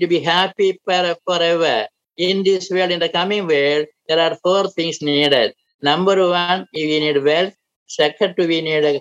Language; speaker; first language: English; non-native, local second language; Malayalam